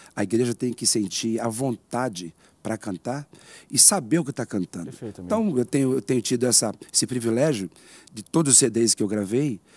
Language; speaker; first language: Portuguese; native; Portuguese